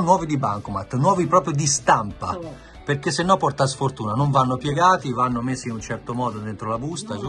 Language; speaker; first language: Italian; native; Italian